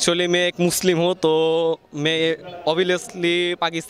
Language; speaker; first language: Hindi; non-native, learner; Bangla